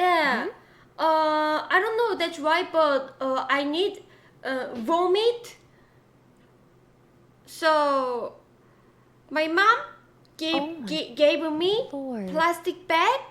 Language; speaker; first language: English; non-native, learner; Korean